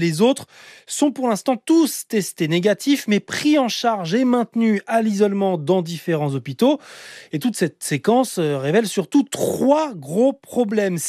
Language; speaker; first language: French; native; French